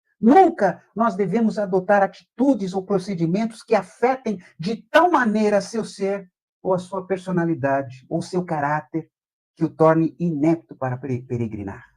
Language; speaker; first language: Portuguese; native; Portuguese